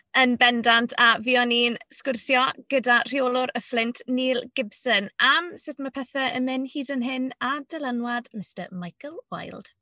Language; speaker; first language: Welsh; native; Welsh